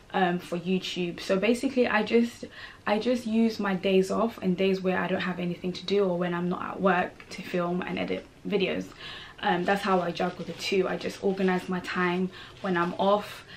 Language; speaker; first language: English; non-native, local second language; Kinyarwanda